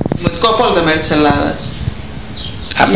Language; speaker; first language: Greek; native; Greek